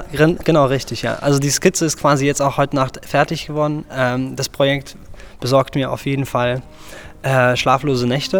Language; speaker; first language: German; native; German